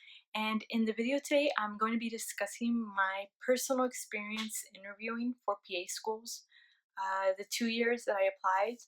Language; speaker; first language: English; early bilingual, other home language; Spanish